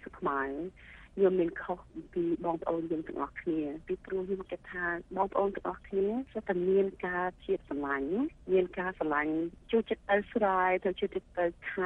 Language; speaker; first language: Khmer; early bilingual, heritage; Khmer